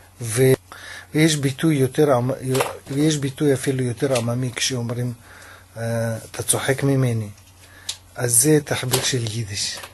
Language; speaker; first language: Hebrew; non-native, fluent; Russian